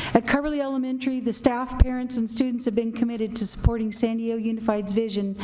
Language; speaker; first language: English; native; English